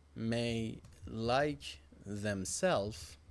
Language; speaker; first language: English; non-native, fluent; Persian